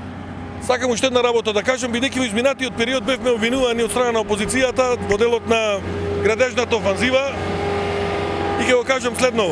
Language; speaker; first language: Macedonian; native; Macedonian